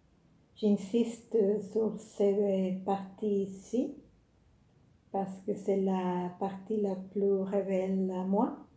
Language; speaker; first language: French; non-native, fluent; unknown